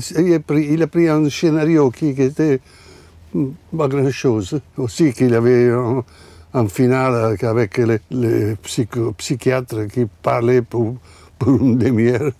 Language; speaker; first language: French; non-native, fluent; Italian